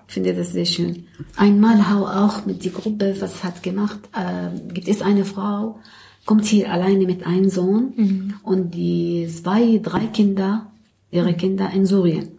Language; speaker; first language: German; non-native, learner; Arabic